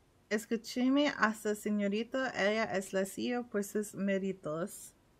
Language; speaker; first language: Spanish; non-native, learner; English